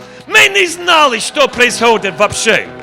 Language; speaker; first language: Russian; non-native, learner; English